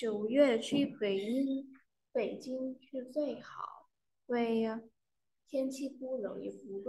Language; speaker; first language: Chinese; non-native, learner; Vietnamese